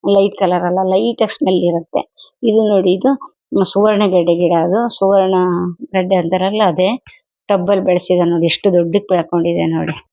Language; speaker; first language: Kannada; non-native, local second language; Telugu